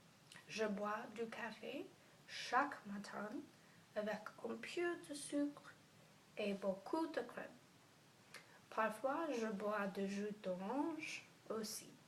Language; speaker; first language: French; non-native, learner; English